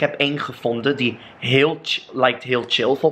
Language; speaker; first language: Dutch; non-native, learner; English